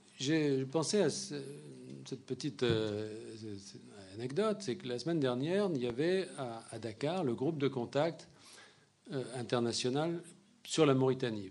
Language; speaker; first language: French; native; French